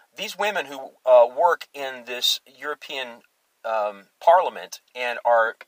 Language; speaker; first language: English; native; English